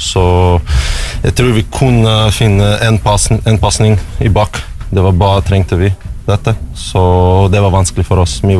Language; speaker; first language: Norwegian; non-native, fluent; Russian